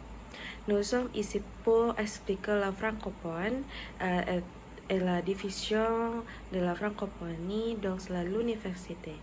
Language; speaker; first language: French; non-native, learner; Indonesian